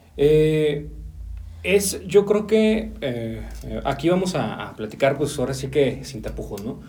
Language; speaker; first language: Spanish; native; Spanish